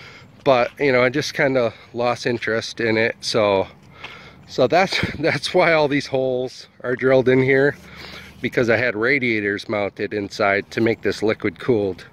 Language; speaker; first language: English; native; English